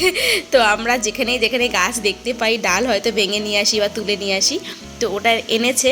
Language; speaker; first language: Bangla; native; Bangla